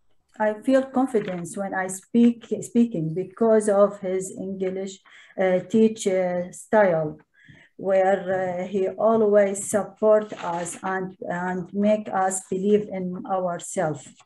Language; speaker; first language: English; non-native, learner; Arabic